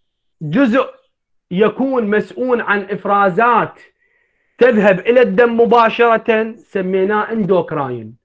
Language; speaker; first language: Arabic; native; Arabic